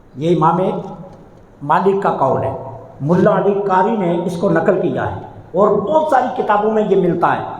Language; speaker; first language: Urdu; non-native, local second language; Punjabi